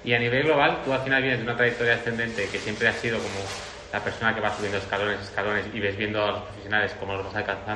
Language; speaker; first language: Spanish; native; Spanish